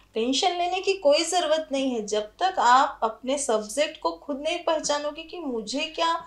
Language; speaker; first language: Hindi; native; Hindi